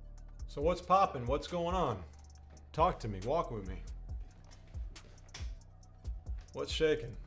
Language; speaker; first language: English; native; English